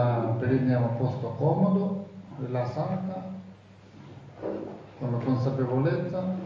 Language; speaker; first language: Italian; non-native, fluent; Tibetan